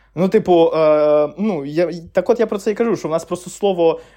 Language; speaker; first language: Ukrainian; non-native, local second language; Russian